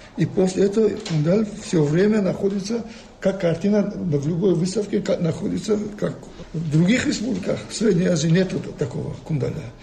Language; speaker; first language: Russian; non-native, local second language; Tajik